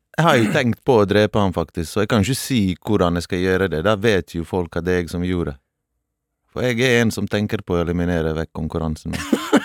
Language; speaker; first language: Norwegian; early bilingual, other home language; Bosnian